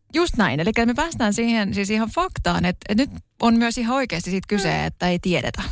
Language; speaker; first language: Finnish; native; Finnish